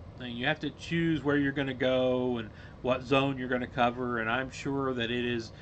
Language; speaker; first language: English; native; English